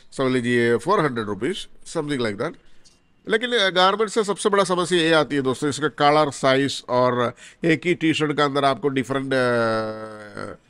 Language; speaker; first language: Hindi; non-native, local second language; Malayalam